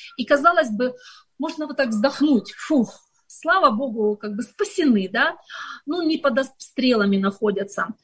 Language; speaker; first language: Russian; native; Russian